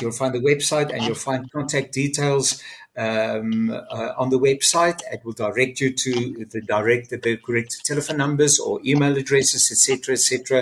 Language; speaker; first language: English; non-native, local second language; Afrikaans